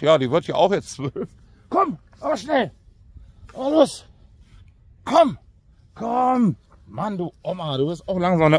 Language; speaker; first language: German; native; German